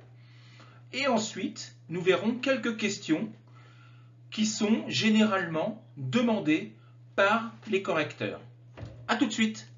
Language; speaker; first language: French; native; French